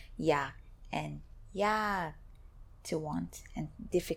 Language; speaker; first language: English; non-native, fluent; Thai